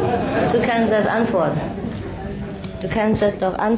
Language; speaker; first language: German; non-native, fluent; Vietnamese